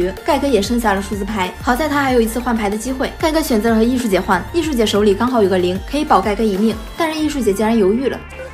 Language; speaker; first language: Chinese; native; Chinese